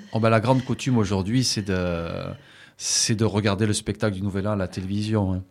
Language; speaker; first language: French; native; French